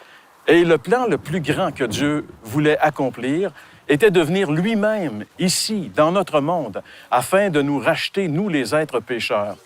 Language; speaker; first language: French; native; French